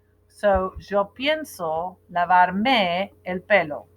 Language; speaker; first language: Spanish; non-native, fluent; English